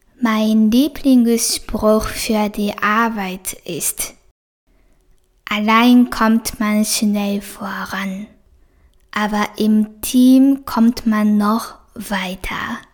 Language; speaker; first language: German; non-native, fluent; Japanese